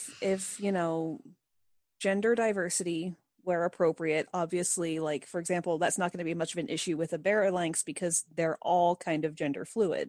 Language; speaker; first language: English; native; English